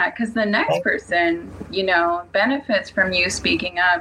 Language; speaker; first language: English; native; English